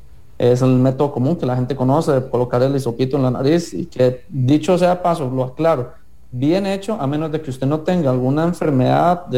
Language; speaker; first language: Spanish; native; Spanish